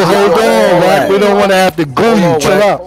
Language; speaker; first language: English; native; English